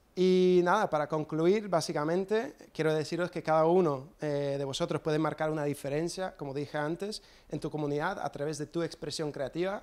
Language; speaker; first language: Spanish; non-native, fluent; English